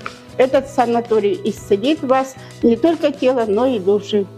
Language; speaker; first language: Russian; non-native, local second language; Kazakh